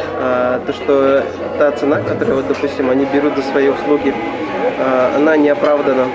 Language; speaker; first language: Russian; native; Russian